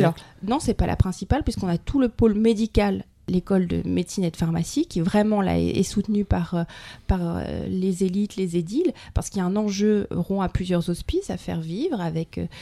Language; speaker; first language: French; native; French